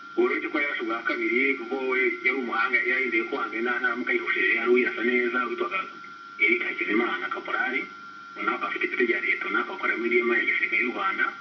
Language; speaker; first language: Kinyarwanda; early bilingual, heritage; Kinyarwanda